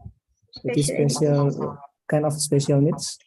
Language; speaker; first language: English; non-native, learner; Indonesian